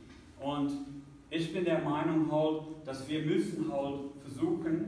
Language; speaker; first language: German; non-native, fluent; English